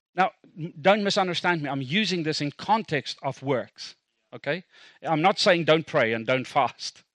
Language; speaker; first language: English; non-native, local second language; Afrikaans